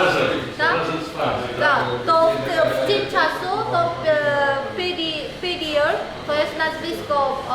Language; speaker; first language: Polish; non-native, learner; Korean